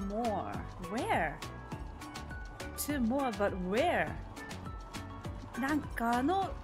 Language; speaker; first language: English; non-native, fluent; Japanese